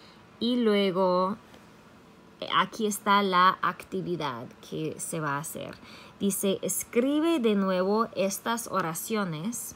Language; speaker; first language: Spanish; non-native, fluent; English